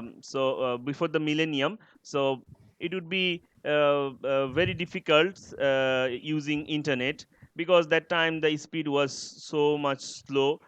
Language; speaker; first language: English; non-native, learner; Bangla